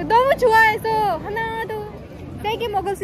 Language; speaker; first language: Korean; non-native, learner; Hindi